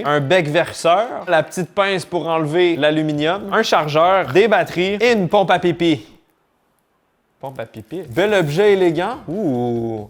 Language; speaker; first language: French; native; French